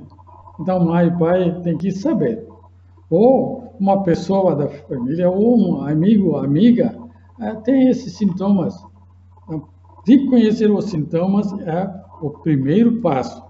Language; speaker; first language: Portuguese; non-native, fluent; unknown